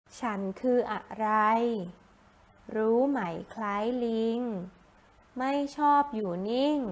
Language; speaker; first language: Thai; native; Thai